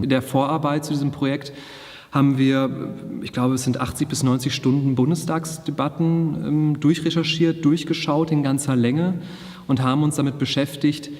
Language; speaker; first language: German; native; German